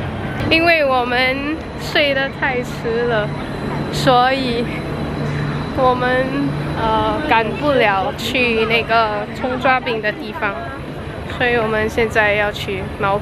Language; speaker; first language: Chinese; early bilingual, heritage; Chinese